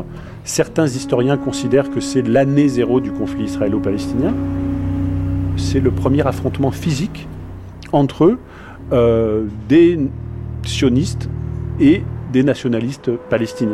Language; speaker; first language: French; native; French